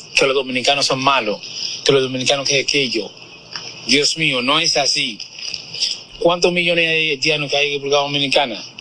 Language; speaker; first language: Spanish; non-native, fluent; Haitian Creole